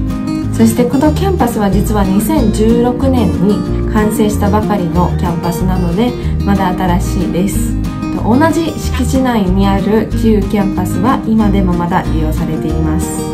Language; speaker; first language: Japanese; non-native, fluent; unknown